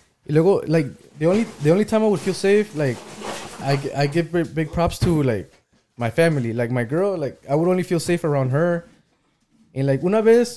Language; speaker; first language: English; early bilingual, other home language; Spanish